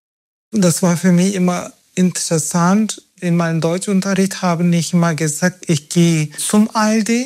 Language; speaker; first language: German; non-native, fluent; Turkish